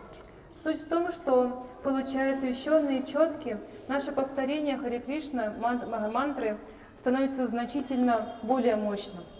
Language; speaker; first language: Russian; native; Russian